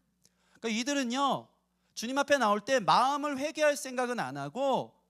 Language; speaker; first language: Korean; native; Korean